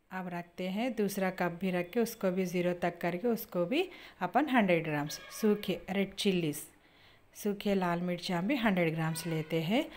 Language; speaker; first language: Hindi; non-native, local second language; Urdu